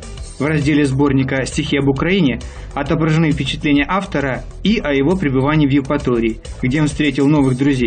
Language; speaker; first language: Russian; native; Russian